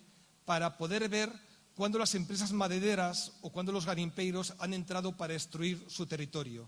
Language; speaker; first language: Spanish; native; Spanish